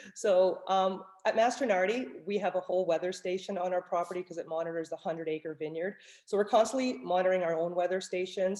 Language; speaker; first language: English; native; English